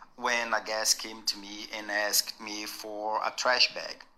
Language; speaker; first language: English; non-native, fluent; Portuguese